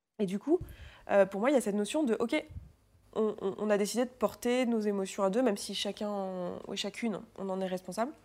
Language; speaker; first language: French; native; French